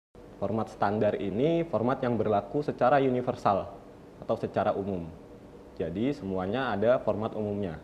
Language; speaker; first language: Indonesian; native; Indonesian